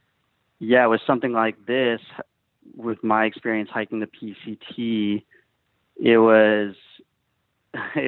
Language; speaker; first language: English; native; English